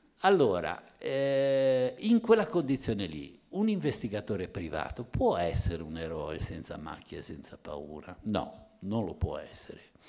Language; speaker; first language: Italian; native; Italian